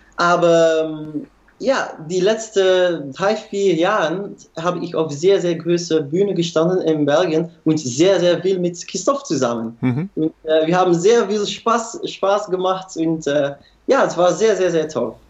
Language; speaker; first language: German; non-native, learner; Dutch